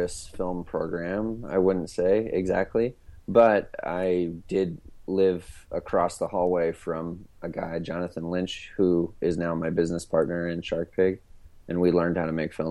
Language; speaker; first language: English; native; English